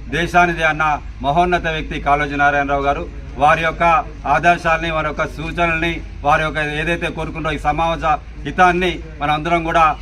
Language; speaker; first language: Telugu; native; Telugu